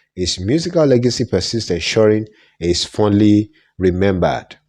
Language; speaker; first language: English; non-native, local second language; Yoruba